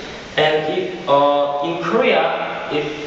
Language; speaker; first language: English; non-native, fluent; Korean